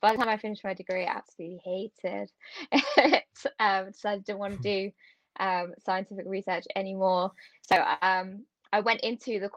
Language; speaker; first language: English; native; English